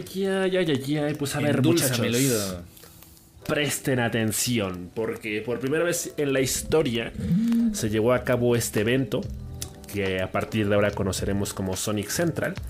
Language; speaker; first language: Spanish; native; Spanish